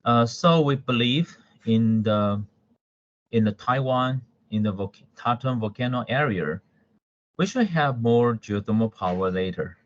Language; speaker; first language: English; non-native, fluent; Chinese